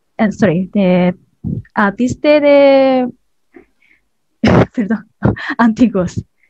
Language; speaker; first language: Spanish; non-native, learner; Japanese